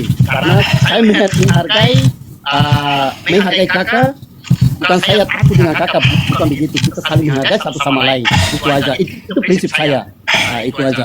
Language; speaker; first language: Indonesian; non-native, fluent; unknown